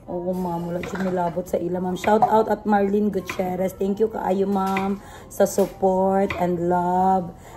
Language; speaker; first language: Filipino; non-native, local second language; Cebuano